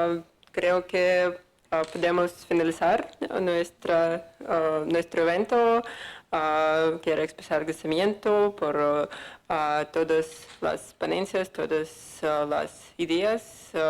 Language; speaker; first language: Spanish; non-native, fluent; Russian